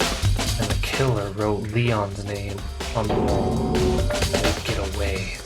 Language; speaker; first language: English; native; English